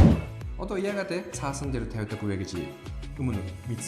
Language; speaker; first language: Mongolian; non-native, fluent; Japanese